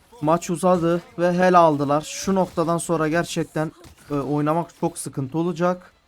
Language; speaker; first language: Turkish; native; Turkish